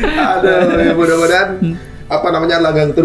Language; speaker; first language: Indonesian; native; Indonesian